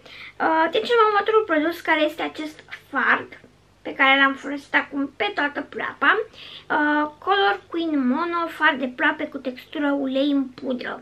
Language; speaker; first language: Romanian; native; Romanian